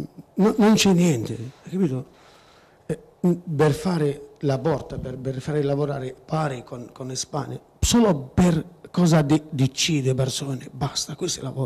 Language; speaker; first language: Italian; non-native, learner; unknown